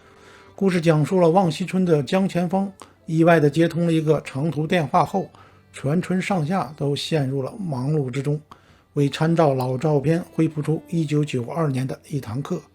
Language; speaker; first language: Chinese; native; Chinese